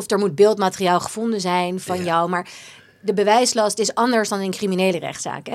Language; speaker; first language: Dutch; native; Dutch